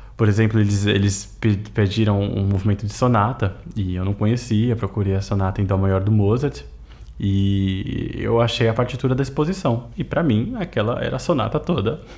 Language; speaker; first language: Portuguese; native; Portuguese